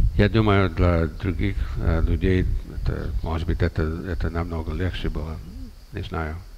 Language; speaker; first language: Russian; non-native, fluent; English